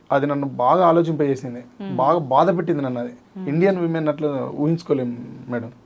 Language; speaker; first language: Telugu; native; Telugu